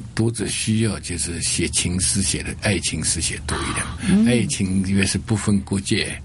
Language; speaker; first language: Chinese; native; Chinese